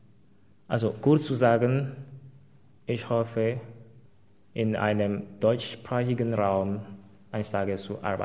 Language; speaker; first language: German; non-native, fluent; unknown